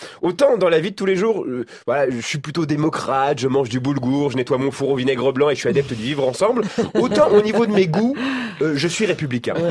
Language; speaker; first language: French; native; French